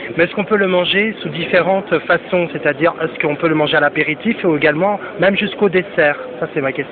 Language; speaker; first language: French; native; French